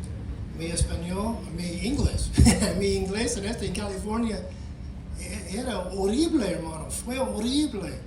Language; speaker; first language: Spanish; non-native, fluent; English